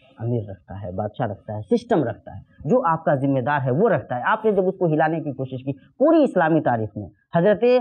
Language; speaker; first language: Urdu; native; Urdu